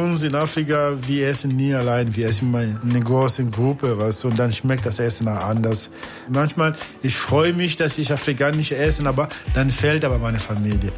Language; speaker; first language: German; non-native, fluent; Portuguese